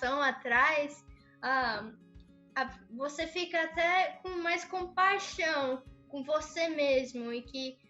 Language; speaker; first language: Portuguese; early bilingual, other home language; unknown